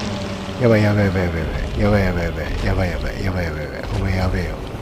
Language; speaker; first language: Japanese; native; Japanese